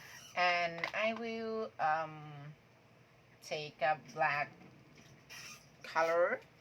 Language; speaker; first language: English; non-native, learner; Thai